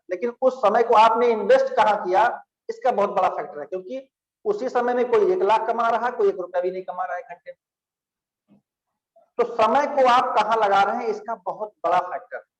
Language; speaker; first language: Hindi; native; Hindi